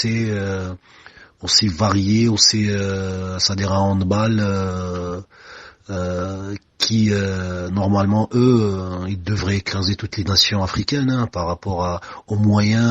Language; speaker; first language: French; non-native, local second language; Arabic